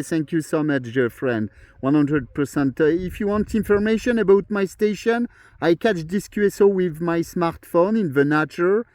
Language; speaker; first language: English; non-native, learner; French